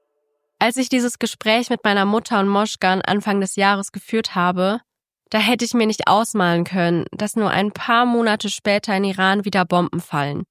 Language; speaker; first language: German; early bilingual, other home language; Persian